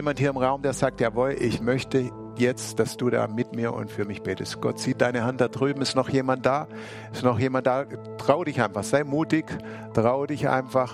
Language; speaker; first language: German; native; German